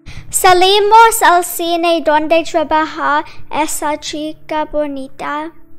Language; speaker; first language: Spanish; non-native, learner; English